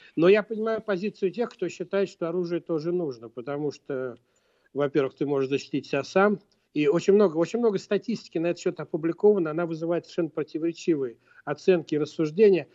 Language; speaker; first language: Russian; native; Russian